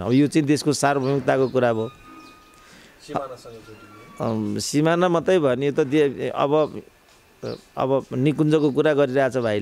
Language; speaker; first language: Nepali; native; Nepali